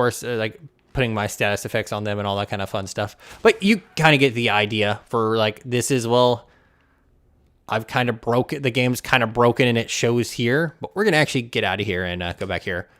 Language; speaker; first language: English; native; English